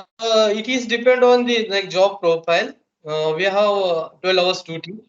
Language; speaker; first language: English; non-native, local second language; Marathi